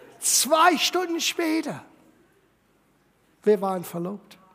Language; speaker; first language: German; non-native, fluent; English